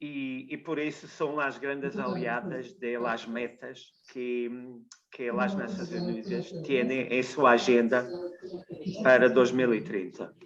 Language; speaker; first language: Spanish; non-native, learner; Portuguese